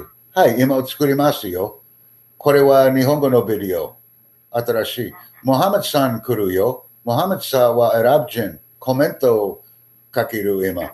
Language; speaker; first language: Japanese; non-native, learner; English